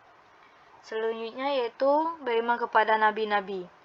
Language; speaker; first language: Indonesian; native; Indonesian